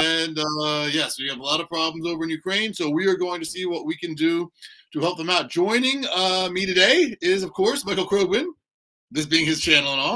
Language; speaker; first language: English; native; English